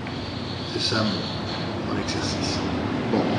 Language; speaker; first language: French; non-native, fluent; English